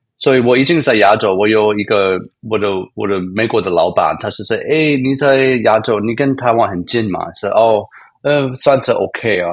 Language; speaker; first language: Chinese; non-native, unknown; English